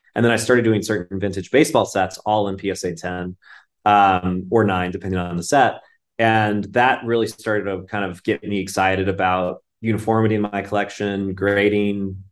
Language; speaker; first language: English; native; English